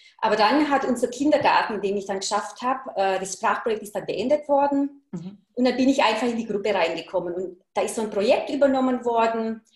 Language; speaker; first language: German; early bilingual, heritage; German